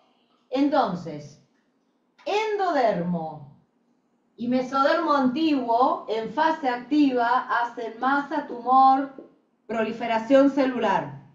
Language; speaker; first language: Spanish; native; Spanish